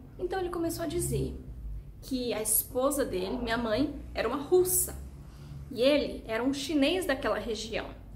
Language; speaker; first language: Portuguese; early bilingual, heritage; Portuguese